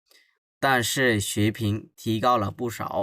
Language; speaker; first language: Chinese; non-native, fluent; Bangla